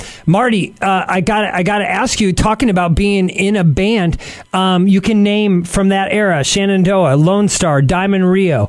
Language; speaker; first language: English; native; English